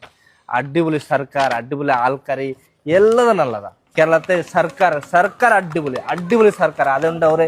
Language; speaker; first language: Malayalam; non-native, local second language; Hindi